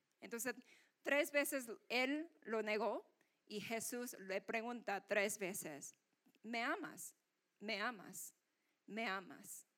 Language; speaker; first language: Spanish; non-native, fluent; Korean